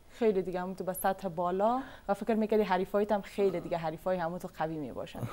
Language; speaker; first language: Persian; native; Persian